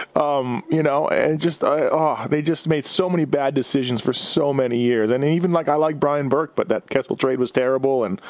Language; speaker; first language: English; native; English